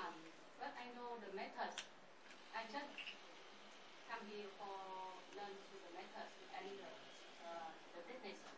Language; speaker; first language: English; non-native, learner; Vietnamese